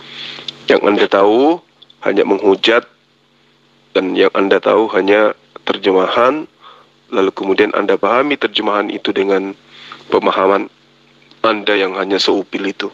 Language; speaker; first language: Indonesian; native; Indonesian